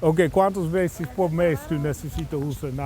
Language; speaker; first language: Spanish; non-native, learner; English